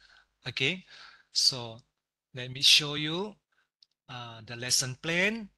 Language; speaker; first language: English; non-native, local second language; Malay